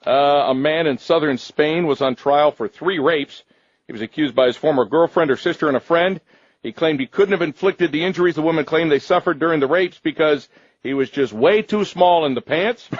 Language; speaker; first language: English; native; English